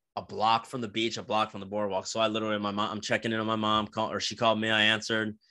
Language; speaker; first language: English; native; English